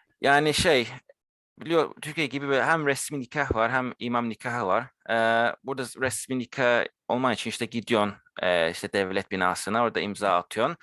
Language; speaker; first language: Turkish; early bilingual, heritage; Turkish